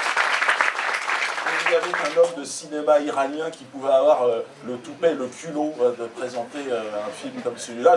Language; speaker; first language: French; native; French